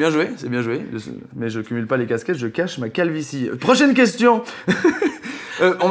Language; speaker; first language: French; native; French